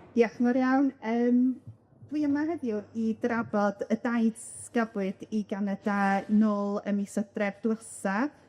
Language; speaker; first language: Welsh; native; Welsh